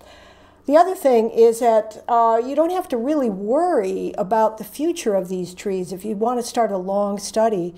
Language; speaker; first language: English; native; English